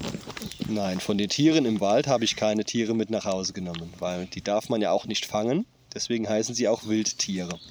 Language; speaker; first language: German; native; German